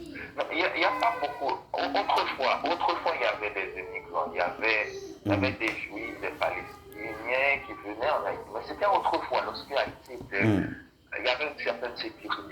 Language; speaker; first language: French; non-native, local second language; Haitian Creole